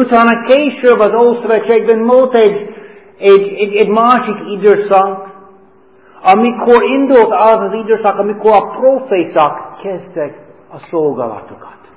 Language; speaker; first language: Hungarian; non-native, fluent; English